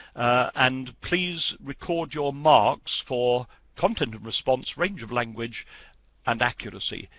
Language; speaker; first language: English; native; English